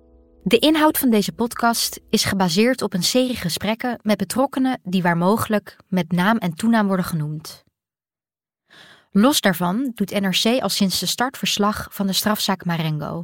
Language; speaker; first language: Dutch; native; Dutch